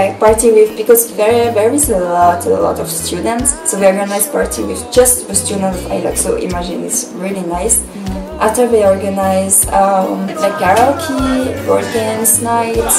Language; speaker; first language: English; non-native, fluent; French